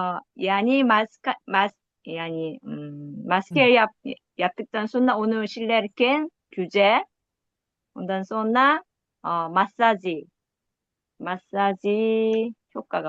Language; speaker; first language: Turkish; non-native, learner; Korean